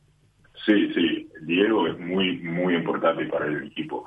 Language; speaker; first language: Spanish; non-native, learner; English